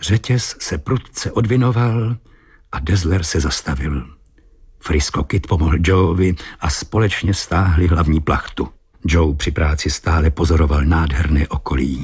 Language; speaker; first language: Czech; native; Czech